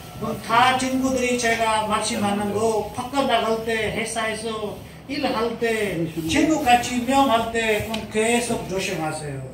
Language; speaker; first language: Korean; non-native, learner; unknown